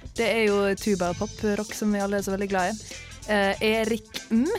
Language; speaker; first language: Norwegian; native; Norwegian